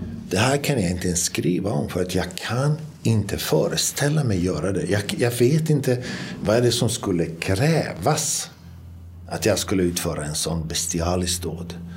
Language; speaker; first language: Swedish; non-native, fluent; Bosnian